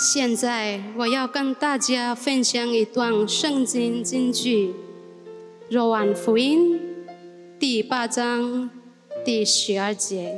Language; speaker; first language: Chinese; native; Chinese